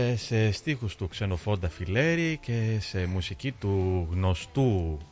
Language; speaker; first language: Greek; early bilingual, other home language; English